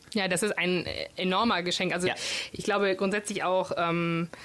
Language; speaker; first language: German; non-native, fluent; Italian